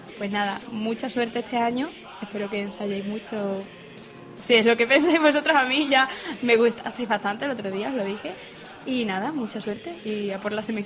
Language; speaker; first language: Spanish; native; Spanish